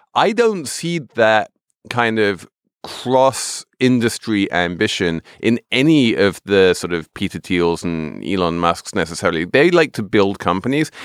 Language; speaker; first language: English; native; English